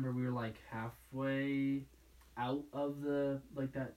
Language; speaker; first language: English; native; English